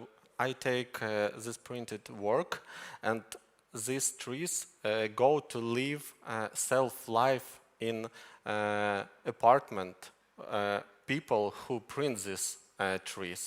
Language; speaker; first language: English; non-native, learner; Ukrainian